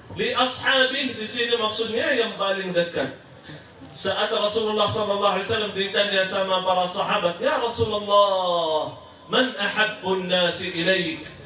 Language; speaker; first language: Malay; non-native, fluent; Arabic